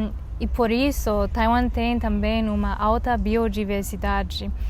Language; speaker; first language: Portuguese; non-native, learner; Chinese